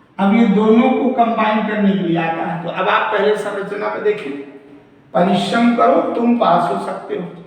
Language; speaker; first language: Hindi; native; Hindi